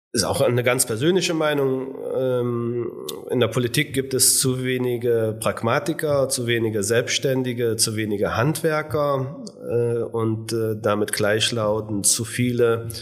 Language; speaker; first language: German; native; German